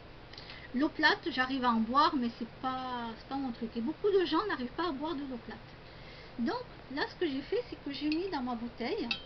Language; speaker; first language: French; native; French